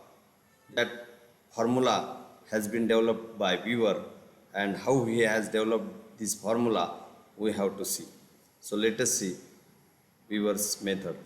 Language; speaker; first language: English; non-native, local second language; Marathi